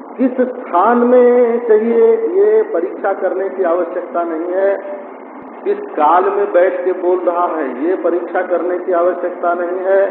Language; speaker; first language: Hindi; native; Hindi